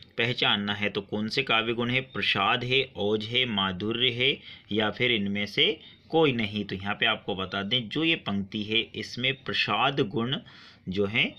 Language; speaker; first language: Hindi; native; Hindi